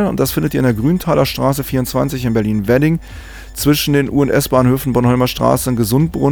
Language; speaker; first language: German; native; German